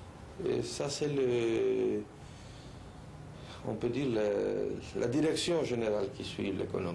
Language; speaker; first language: French; non-native, fluent; Spanish